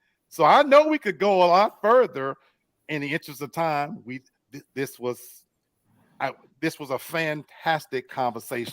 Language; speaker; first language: English; native; English